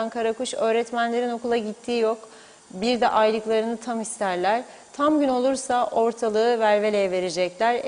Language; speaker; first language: Turkish; native; Turkish